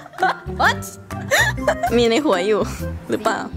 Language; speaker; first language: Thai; early bilingual, heritage; Thai